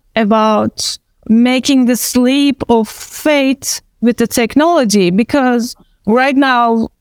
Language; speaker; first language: English; non-native, fluent; Turkish